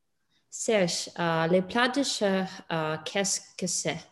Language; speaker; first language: French; non-native, learner; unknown